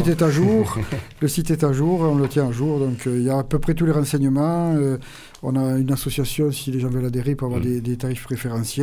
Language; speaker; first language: French; native; French